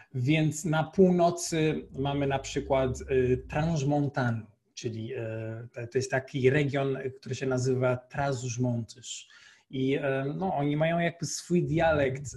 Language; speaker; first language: Polish; non-native, fluent; Portuguese